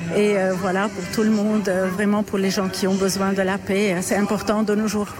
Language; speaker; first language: French; non-native, local second language; Arabic